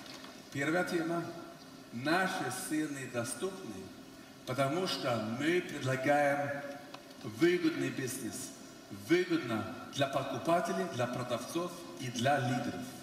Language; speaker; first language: Russian; non-native, fluent; Swedish